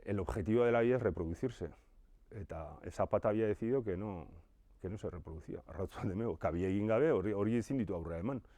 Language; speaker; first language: Spanish; non-native, local second language; Basque